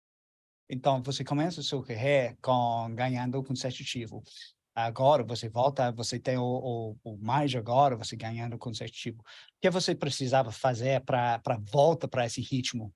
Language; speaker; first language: Portuguese; non-native, learner; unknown